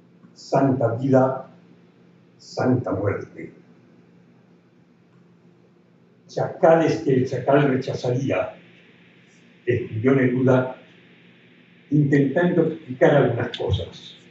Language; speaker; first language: Spanish; native; Spanish